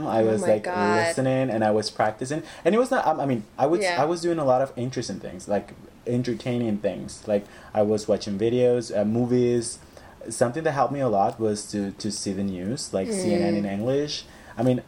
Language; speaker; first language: English; non-native, fluent; Spanish